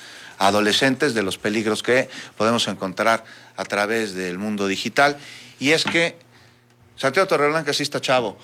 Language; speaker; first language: Spanish; native; Spanish